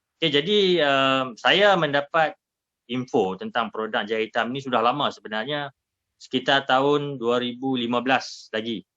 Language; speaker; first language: Malay; native; Malay